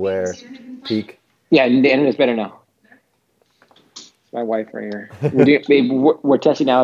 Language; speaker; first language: English; native; English